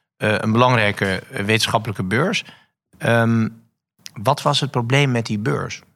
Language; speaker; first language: Dutch; native; Dutch